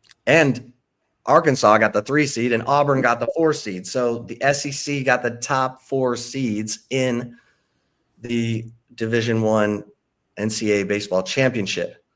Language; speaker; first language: English; native; English